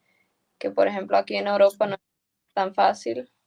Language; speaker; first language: Spanish; early bilingual, heritage; Spanish